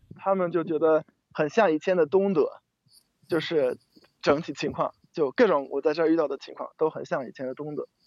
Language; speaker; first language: Chinese; non-native, fluent; German